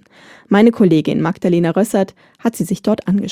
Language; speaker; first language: German; native; German